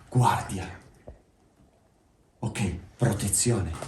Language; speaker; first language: Italian; native; Italian